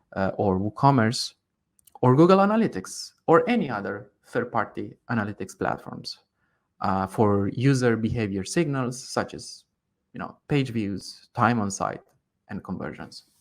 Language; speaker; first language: English; non-native, fluent; Romanian